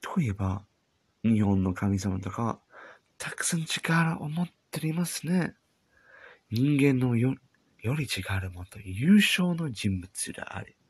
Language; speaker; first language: Japanese; non-native, learner; English